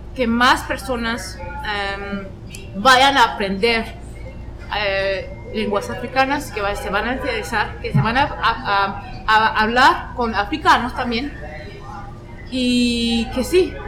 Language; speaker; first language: Spanish; non-native, fluent; French